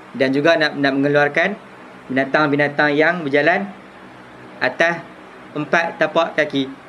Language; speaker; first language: Malay; native; Malay